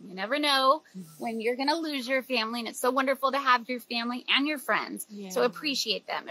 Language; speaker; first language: English; native; English